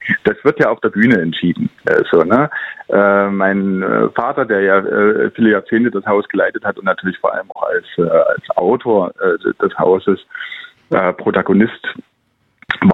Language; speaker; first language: German; native; German